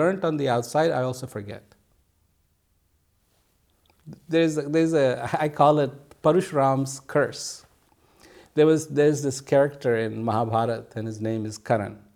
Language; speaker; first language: English; non-native, local second language; Hindi